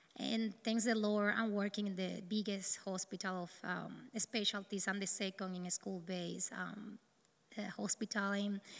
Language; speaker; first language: English; non-native, learner; Spanish